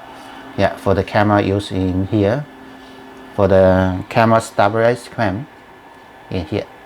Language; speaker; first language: English; non-native, learner; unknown